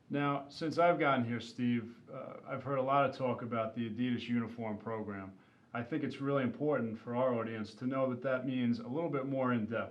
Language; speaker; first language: English; native; English